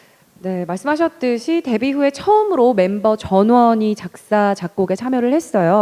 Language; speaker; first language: Korean; native; Korean